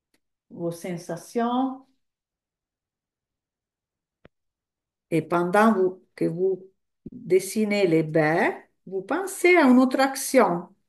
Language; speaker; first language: French; non-native, fluent; Italian